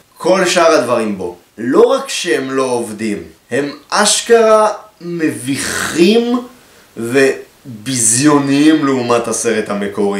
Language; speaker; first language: Hebrew; native; Hebrew